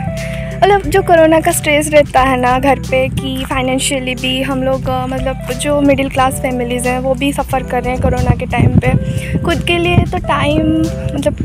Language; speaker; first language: Hindi; native; Hindi